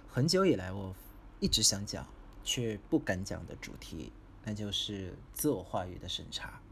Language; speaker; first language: Chinese; non-native, fluent; Vietnamese